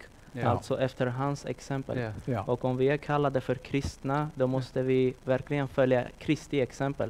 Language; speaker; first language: Swedish; non-native, fluent; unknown